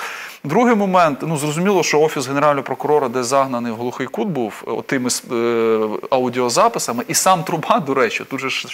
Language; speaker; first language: Ukrainian; native; Ukrainian